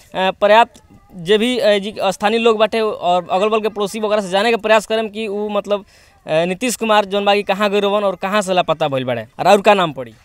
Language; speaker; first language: Hindi; native; Hindi